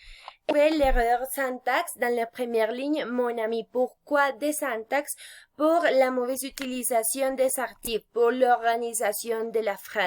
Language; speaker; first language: French; non-native, fluent; Spanish